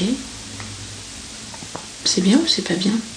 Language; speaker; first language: French; native; French